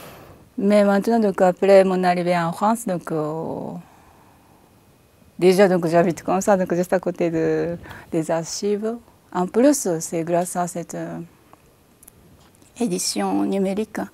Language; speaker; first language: French; non-native, fluent; Japanese